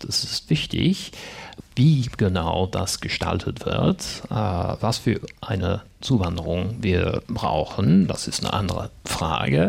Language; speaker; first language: German; non-native, fluent; English